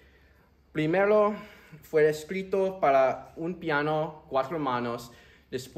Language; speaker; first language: Spanish; early bilingual, heritage; Spanish